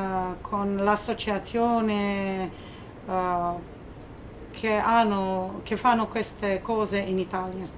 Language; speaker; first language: Italian; non-native, learner; Romanian